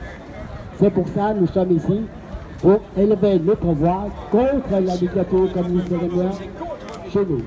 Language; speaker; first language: French; non-native, fluent; Vietnamese